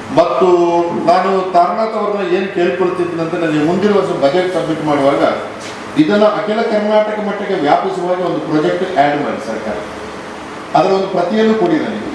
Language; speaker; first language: Kannada; non-native, local second language; Tulu